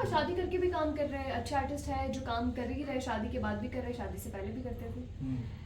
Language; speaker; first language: Hindi; native; Hindi